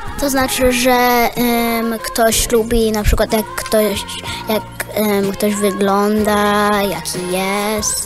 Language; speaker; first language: Polish; early bilingual, heritage; Polish